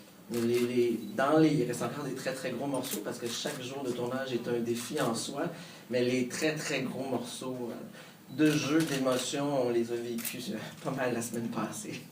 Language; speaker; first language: French; native; French